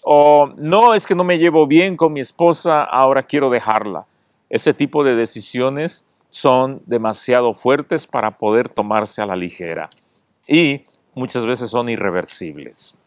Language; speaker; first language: Spanish; native; Spanish